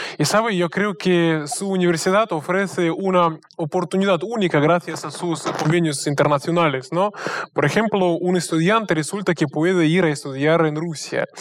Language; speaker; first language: Spanish; non-native, fluent; Russian